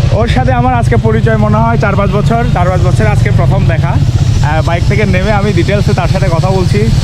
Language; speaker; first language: Bangla; native; Bangla